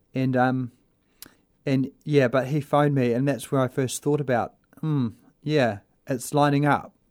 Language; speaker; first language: English; native; English